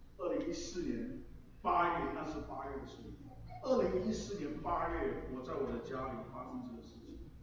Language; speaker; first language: Chinese; non-native, local second language; English